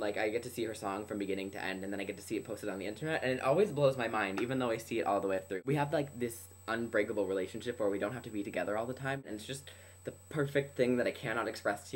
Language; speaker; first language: English; native; English